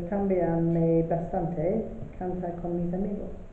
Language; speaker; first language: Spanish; non-native, learner; English